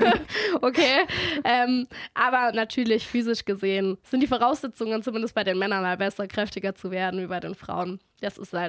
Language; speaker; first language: German; native; German